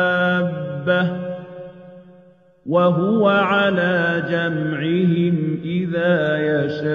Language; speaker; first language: Arabic; native; Arabic